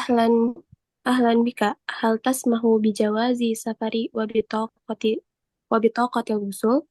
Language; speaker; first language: Arabic; non-native, learner; Indonesian